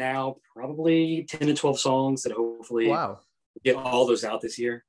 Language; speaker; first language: English; native; English